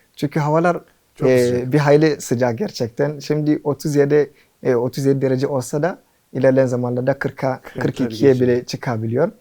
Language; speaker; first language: Turkish; non-native, fluent; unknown